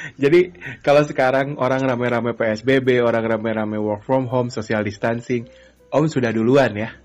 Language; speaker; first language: Indonesian; native; Indonesian